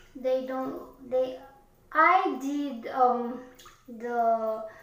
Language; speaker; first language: English; non-native, local second language; Filipino